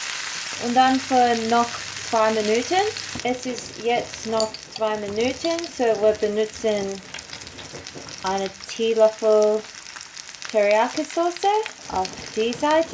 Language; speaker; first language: German; non-native, learner; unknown